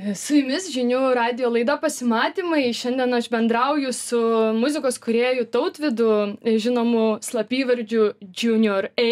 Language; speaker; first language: Lithuanian; native; Lithuanian